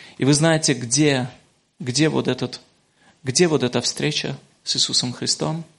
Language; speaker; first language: Russian; native; Russian